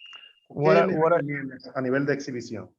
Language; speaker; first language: Spanish; native; Spanish